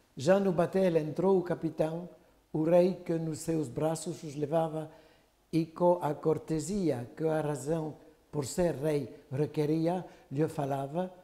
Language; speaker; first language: Portuguese; non-native, fluent; French